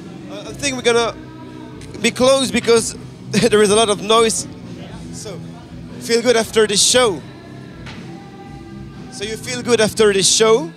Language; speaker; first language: English; non-native, learner; French